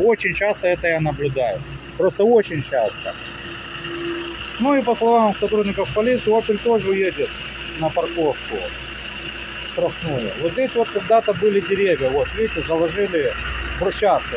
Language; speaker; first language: Russian; native; Russian